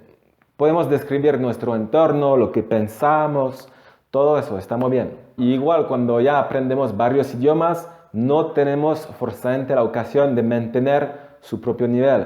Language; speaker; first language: Spanish; non-native, fluent; French